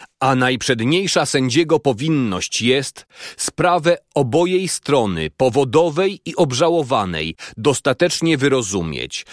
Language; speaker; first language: Polish; native; Polish